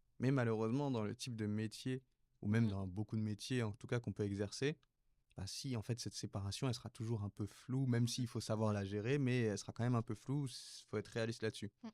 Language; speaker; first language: French; early bilingual, other home language; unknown